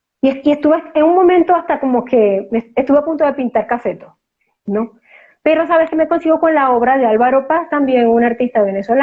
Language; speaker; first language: Spanish; native; Spanish